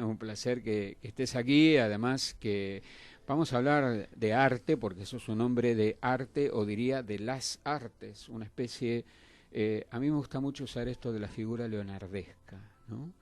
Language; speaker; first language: Spanish; native; Spanish